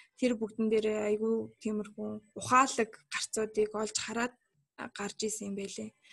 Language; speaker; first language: Mongolian; non-native, local second language; Kazakh